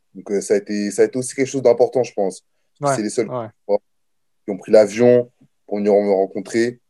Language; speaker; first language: French; native; French